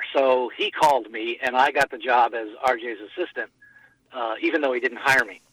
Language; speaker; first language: English; native; English